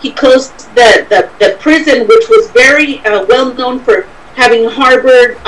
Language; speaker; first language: English; native; English